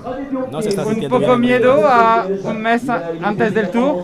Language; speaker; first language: Spanish; non-native, learner; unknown